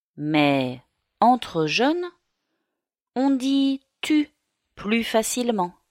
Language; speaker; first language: French; native; French